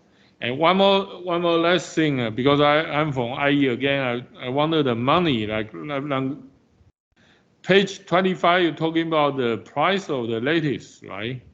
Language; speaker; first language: English; non-native, fluent; Chinese